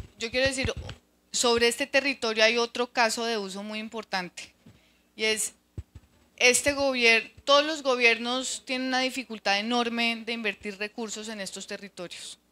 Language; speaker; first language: Spanish; native; Spanish